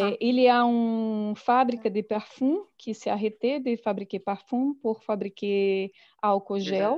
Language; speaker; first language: French; non-native, learner; Portuguese